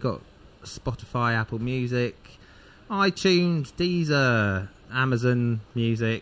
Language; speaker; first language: English; native; English